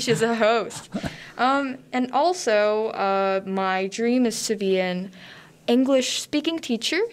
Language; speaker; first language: English; non-native, learner; Korean